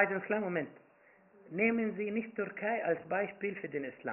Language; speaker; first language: German; non-native, fluent; Arabic